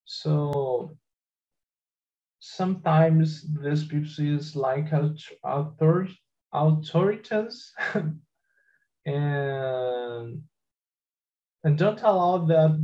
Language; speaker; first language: English; non-native, learner; Portuguese